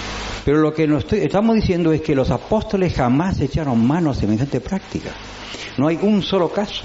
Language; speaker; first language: Spanish; native; Spanish